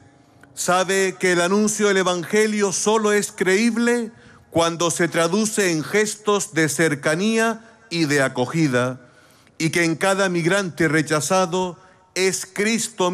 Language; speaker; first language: Spanish; native; Spanish